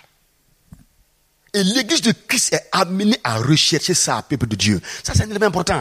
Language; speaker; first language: French; non-native, local second language; Mossi